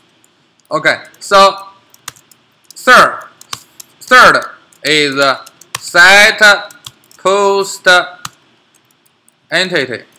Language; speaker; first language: English; non-native, learner; Chinese